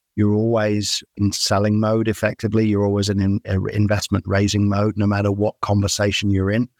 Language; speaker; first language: English; native; English